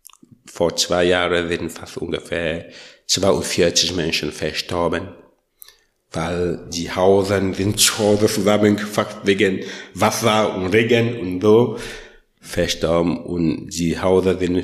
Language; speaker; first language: German; non-native, learner; French